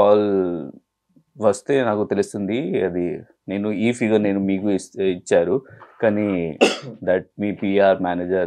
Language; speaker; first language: Telugu; non-native, local second language; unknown